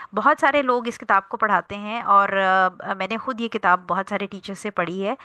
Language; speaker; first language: Urdu; native; Urdu